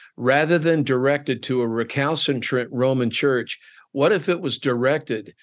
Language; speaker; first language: English; native; English